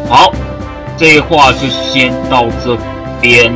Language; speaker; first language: Chinese; native; Chinese